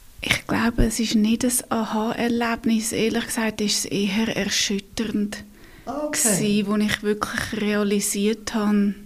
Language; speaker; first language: German; native; German